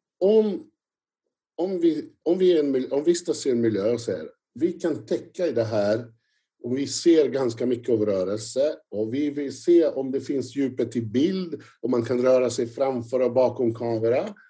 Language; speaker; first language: Swedish; non-native, fluent; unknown